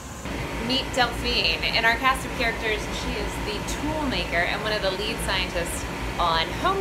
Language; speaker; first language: English; native; English